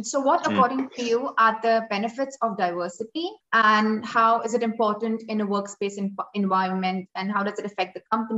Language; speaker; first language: English; non-native, local second language; Hindi